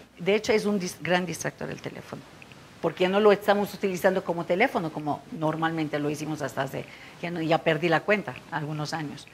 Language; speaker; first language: Spanish; non-native, fluent; Turkish